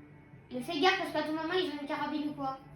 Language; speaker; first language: French; native; French